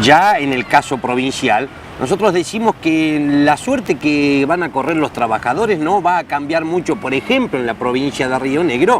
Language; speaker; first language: Spanish; native; Spanish